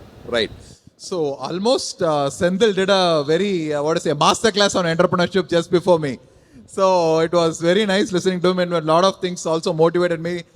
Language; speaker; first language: English; non-native, local second language; Tamil